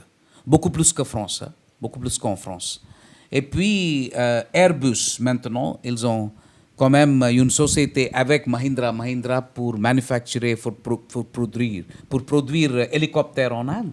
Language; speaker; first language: French; non-native, fluent; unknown